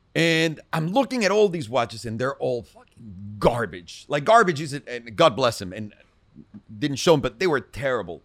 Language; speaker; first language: English; non-native, fluent; Spanish